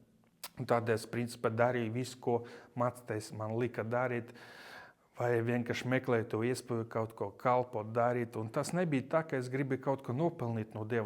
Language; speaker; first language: Latvian; non-native, local second language; Russian